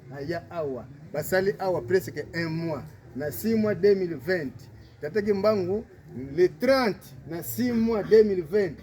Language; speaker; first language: Lingala; non-native, local second language; Kongo